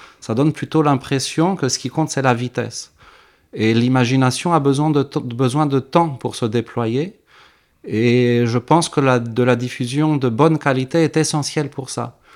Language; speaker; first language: French; early bilingual, heritage; French